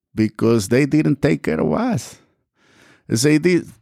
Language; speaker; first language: English; non-native, learner; Spanish